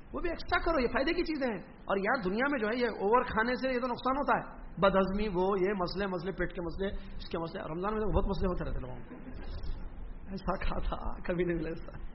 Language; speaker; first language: Urdu; native; Urdu